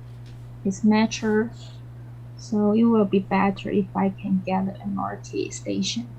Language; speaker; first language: English; non-native, learner; Chinese